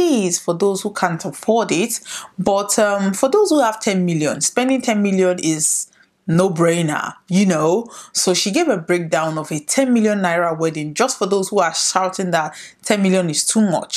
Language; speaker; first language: English; non-native, local second language; Igbo